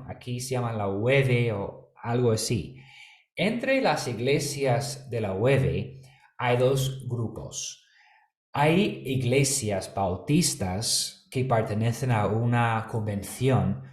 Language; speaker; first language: Spanish; non-native, fluent; English